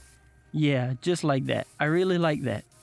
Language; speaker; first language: English; native; English